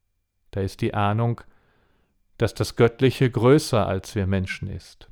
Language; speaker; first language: German; native; German